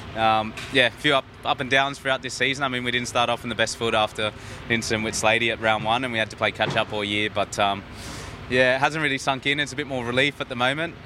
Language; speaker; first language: English; native; English